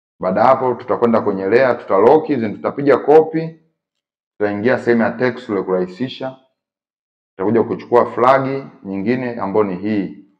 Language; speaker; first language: Swahili; native; Swahili